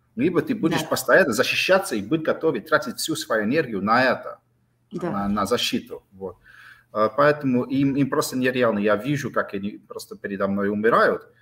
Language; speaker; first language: Russian; non-native, fluent; English